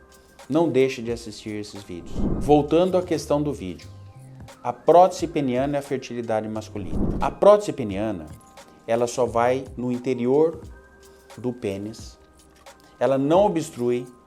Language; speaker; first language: Portuguese; native; Portuguese